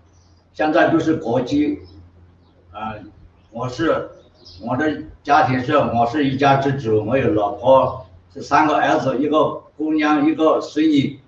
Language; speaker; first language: Chinese; non-native, local second language; Burmese